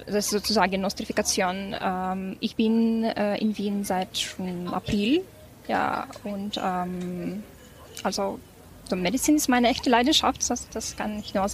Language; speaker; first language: German; non-native, fluent; Ukrainian